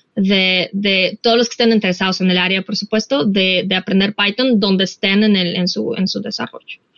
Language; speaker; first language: Spanish; non-native, fluent; Russian